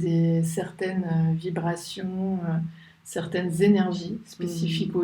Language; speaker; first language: French; native; French